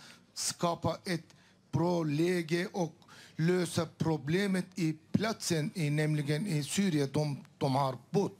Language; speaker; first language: Swedish; non-native, fluent; Turkish